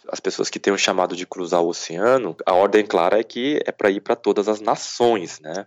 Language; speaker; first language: Portuguese; early bilingual, other home language; Korean